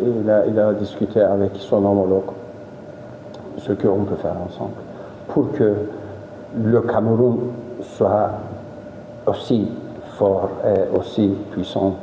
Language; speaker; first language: French; non-native, fluent; Turkish